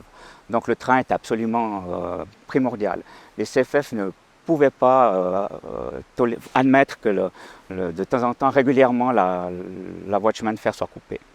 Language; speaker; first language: French; native; French